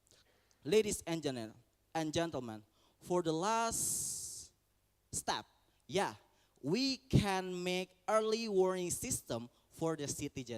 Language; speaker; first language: English; non-native, learner; Indonesian